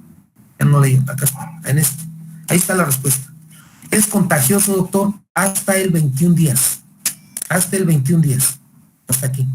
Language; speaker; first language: Spanish; native; Spanish